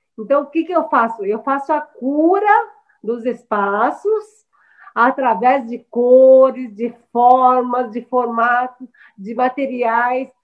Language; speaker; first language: Portuguese; early bilingual, other home language; Chinese